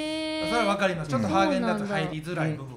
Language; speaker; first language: Japanese; native; Japanese